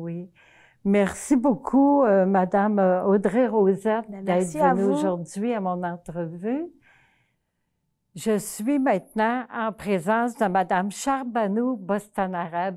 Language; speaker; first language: French; native; French